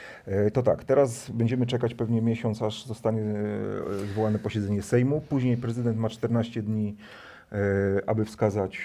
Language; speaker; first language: Polish; native; Polish